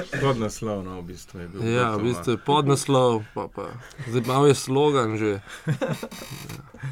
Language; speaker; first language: Slovenian; native; Slovenian